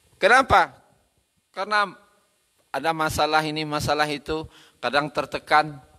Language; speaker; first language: Malay; non-native, local second language; Minangkabau